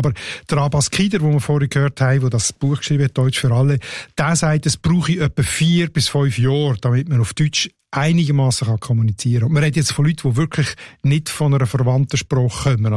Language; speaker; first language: German; native; German